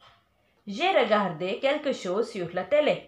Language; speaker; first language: French; non-native, learner; Hindi